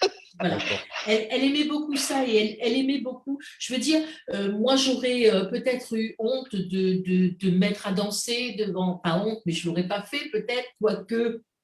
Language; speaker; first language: French; native; French